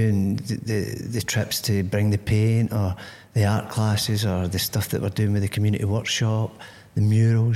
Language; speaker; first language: English; native; English